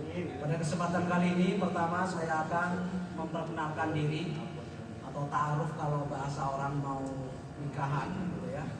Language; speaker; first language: Indonesian; non-native, local second language; Javanese